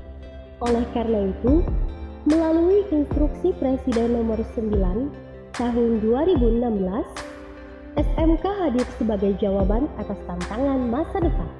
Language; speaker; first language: Indonesian; native; Indonesian